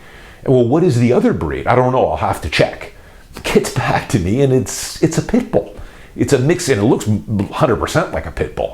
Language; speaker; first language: English; native; English